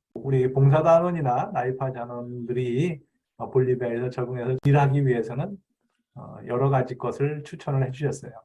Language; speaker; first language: Korean; native; Korean